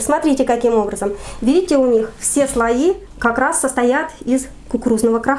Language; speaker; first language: Russian; native; Russian